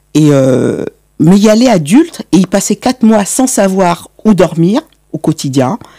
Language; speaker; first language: French; native; French